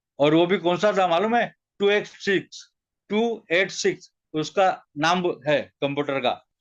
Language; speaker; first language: Hindi; non-native, local second language; Marathi